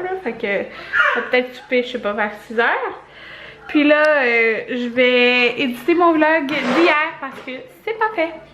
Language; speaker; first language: French; native; French